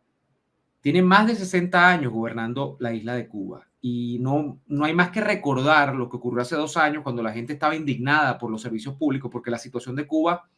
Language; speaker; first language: Spanish; native; Spanish